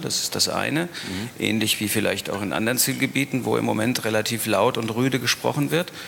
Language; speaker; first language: German; native; German